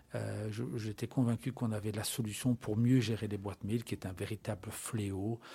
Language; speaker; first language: French; native; French